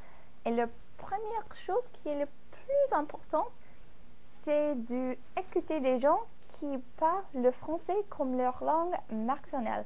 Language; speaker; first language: French; non-native, fluent; English